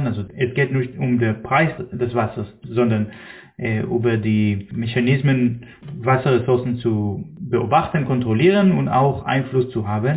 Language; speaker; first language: German; non-native, fluent; Hebrew